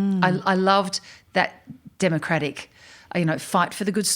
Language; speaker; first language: English; native; English